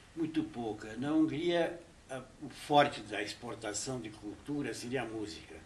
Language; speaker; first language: Portuguese; early bilingual, other home language; Hungarian